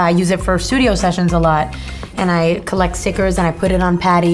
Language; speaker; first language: English; native; English